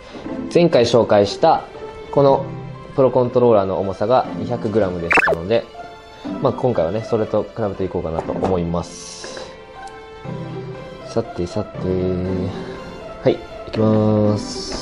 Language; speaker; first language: Japanese; native; Japanese